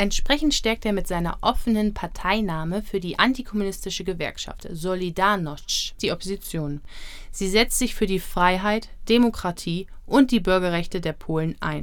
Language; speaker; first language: German; native; German